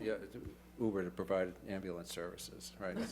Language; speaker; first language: English; native; English